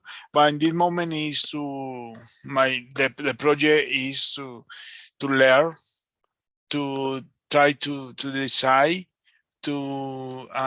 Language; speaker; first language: English; non-native, learner; Spanish